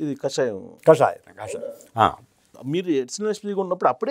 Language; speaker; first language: Telugu; native; Telugu